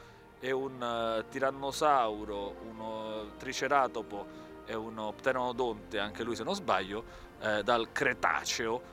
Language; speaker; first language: Italian; native; Italian